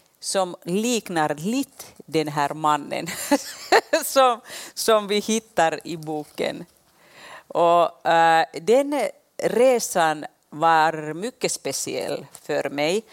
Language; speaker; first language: Swedish; non-native, local second language; Finnish